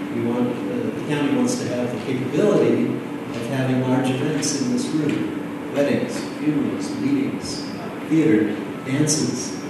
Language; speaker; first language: English; native; English